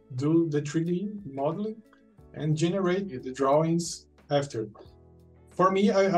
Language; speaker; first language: English; non-native, fluent; Portuguese